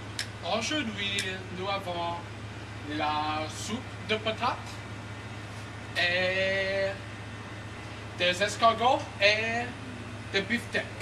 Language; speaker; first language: French; non-native, learner; English